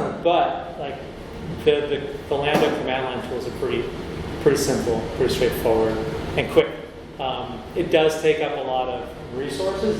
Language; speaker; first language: English; native; English